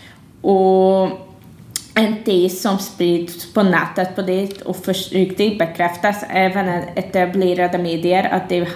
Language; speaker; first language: Swedish; non-native, fluent; Hungarian